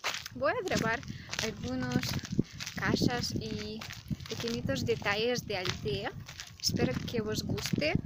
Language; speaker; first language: Spanish; non-native, learner; Russian